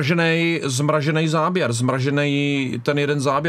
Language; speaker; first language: Czech; native; Czech